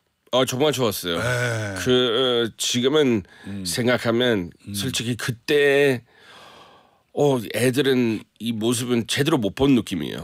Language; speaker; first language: Korean; non-native, fluent; English